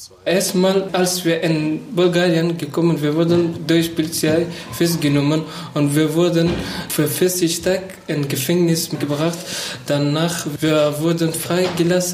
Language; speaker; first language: German; non-native, learner; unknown